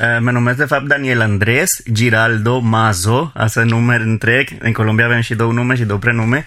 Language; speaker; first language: Romanian; non-native, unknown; Spanish